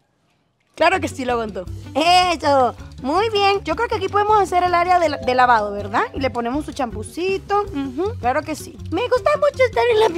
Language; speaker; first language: Spanish; native; Spanish